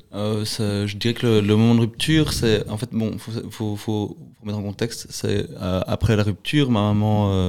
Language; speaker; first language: French; native; French